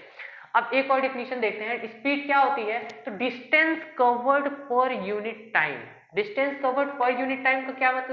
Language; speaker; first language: Hindi; native; Hindi